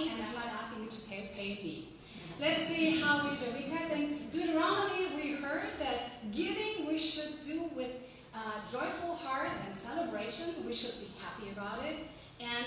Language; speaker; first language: English; non-native, fluent; German